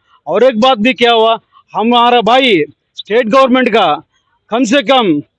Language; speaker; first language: Hindi; non-native, local second language; Telugu